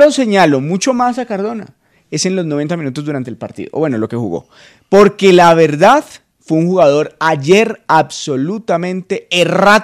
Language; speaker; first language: Spanish; native; Spanish